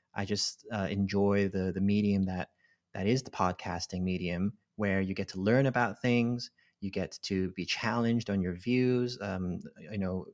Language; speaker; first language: English; non-native, local second language; Cantonese